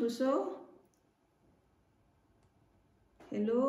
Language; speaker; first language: German; early bilingual, other home language; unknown